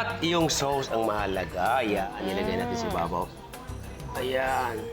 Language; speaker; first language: Filipino; native; Filipino